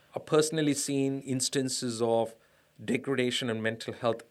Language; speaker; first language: English; non-native, local second language; Tamil